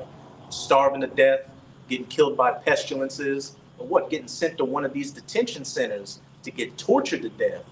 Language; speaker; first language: English; native; English